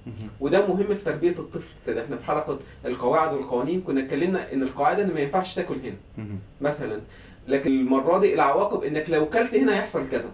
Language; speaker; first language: Arabic; native; Arabic